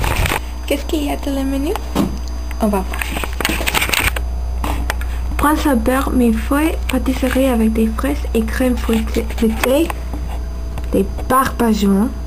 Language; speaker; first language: French; non-native, learner; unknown